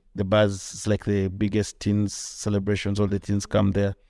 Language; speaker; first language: English; non-native, local second language; Ganda